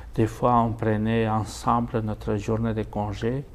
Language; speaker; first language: French; non-native, fluent; Spanish